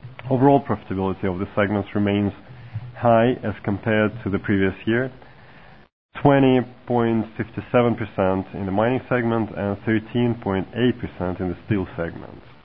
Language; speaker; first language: English; non-native, fluent; Russian